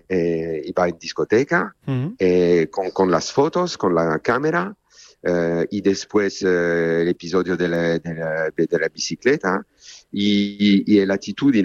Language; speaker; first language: Spanish; non-native, fluent; Italian